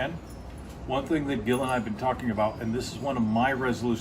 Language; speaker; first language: English; native; English